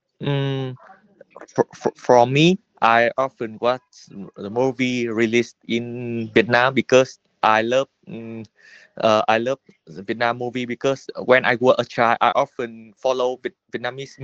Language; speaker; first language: English; non-native, learner; Vietnamese